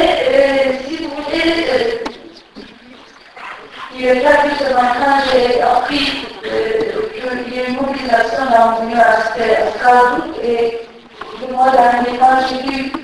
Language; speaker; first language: French; non-native, fluent; Turkish